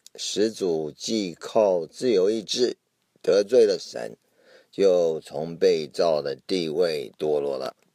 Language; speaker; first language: Chinese; non-native, fluent; English